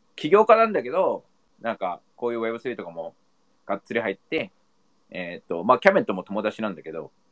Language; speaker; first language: Japanese; non-native, fluent; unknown